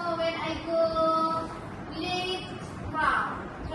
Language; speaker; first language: English; non-native, learner; Malay